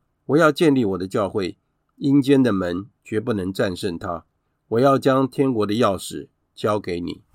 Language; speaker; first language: Chinese; native; Chinese